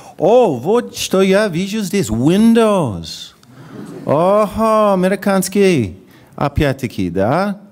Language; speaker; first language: Russian; non-native, fluent; English